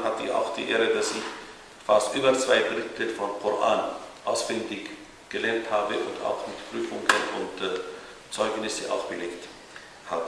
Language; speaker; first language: German; non-native, fluent; Arabic